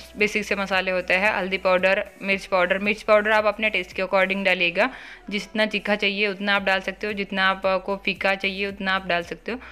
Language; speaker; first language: Hindi; non-native, local second language; Marathi